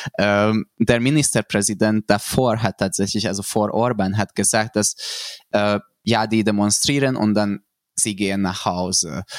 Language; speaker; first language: German; non-native, fluent; Hungarian